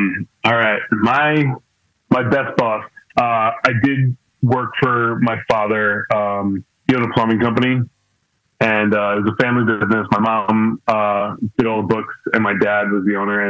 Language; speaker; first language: English; native; English